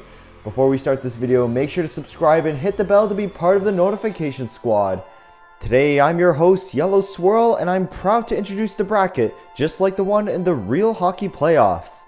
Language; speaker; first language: English; native; English